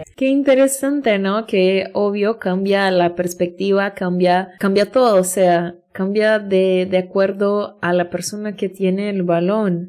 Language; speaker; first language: Spanish; non-native, fluent; Portuguese